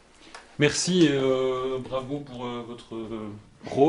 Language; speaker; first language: French; native; French